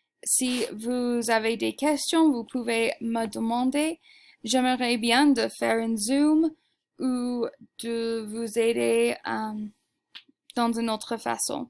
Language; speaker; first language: French; non-native, fluent; English